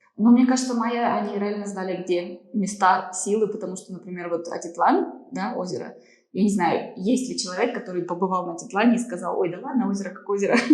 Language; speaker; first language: Russian; native; Russian